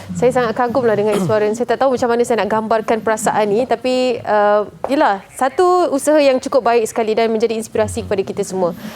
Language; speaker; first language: Malay; native; Malay